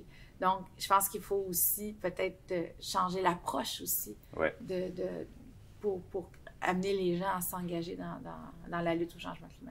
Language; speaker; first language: French; native; French